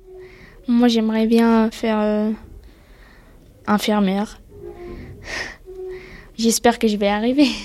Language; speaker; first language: French; early bilingual, other home language; Pashto